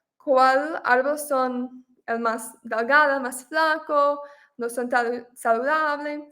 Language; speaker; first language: Spanish; non-native, fluent; English